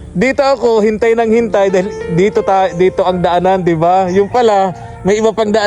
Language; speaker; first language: Filipino; native; Filipino